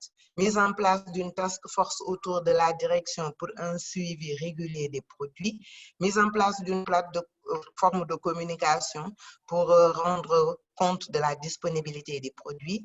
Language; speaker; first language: French; non-native, local second language; Wolof